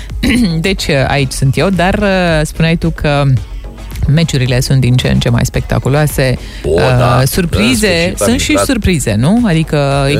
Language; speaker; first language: Romanian; native; Romanian